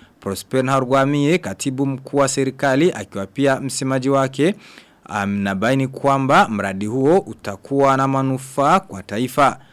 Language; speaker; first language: Swahili; non-native, local second language; Rundi